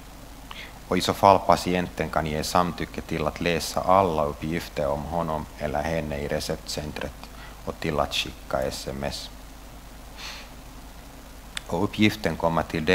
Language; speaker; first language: Swedish; non-native, local second language; Finnish